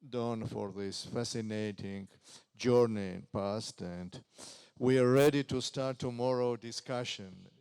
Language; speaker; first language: English; non-native, fluent; Georgian